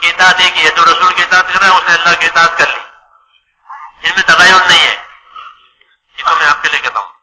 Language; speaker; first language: Urdu; non-native, local second language; Gujarati